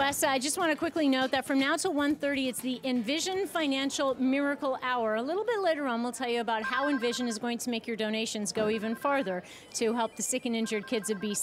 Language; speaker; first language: English; native; English